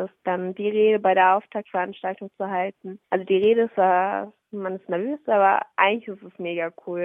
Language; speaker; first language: German; early bilingual, other home language; Somali